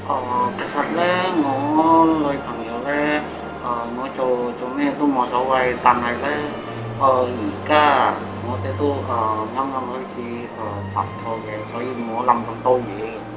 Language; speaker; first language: Cantonese; non-native, fluent; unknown